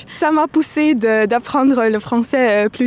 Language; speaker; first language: French; non-native, fluent; Italian